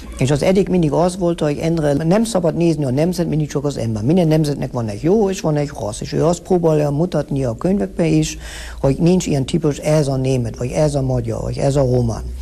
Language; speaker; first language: Hungarian; early bilingual, heritage; Hungarian